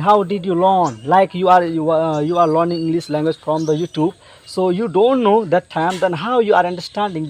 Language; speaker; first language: English; non-native, learner; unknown